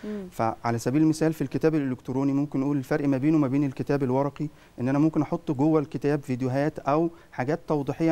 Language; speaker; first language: Arabic; native; Arabic